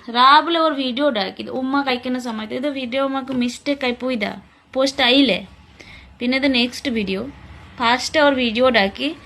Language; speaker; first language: Malayalam; non-native, learner; Bangla